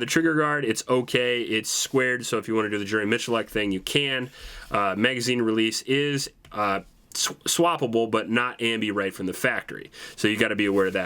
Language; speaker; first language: English; native; English